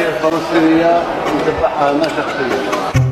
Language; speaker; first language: Arabic; native; Arabic